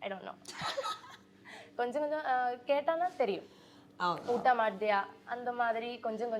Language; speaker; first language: Tamil; non-native, learner; Malayalam